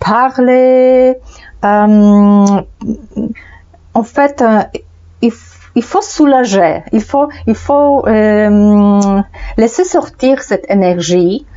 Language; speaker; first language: French; non-native, fluent; Polish